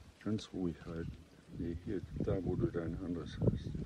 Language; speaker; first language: German; native; German